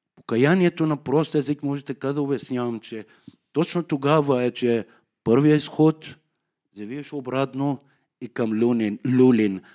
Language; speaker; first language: Bulgarian; non-native, learner; Persian